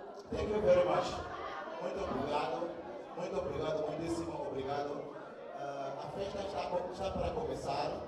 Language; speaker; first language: Portuguese; non-native, learner; Swati